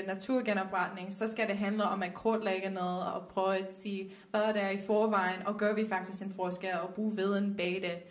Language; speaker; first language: Danish; non-native, fluent; Dutch